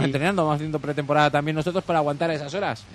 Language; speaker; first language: Spanish; native; Spanish